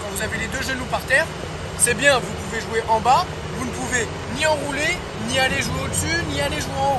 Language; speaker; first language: French; native; French